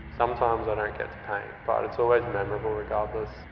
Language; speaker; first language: English; native; English